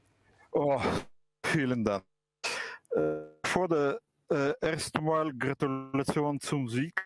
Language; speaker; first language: German; non-native, learner; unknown